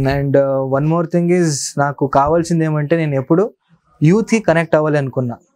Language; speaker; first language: Telugu; non-native, local second language; Kannada